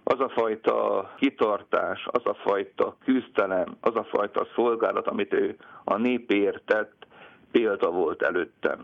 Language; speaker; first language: Hungarian; native; Hungarian